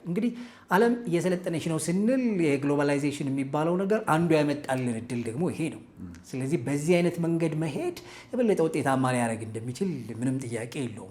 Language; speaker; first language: Amharic; native; Amharic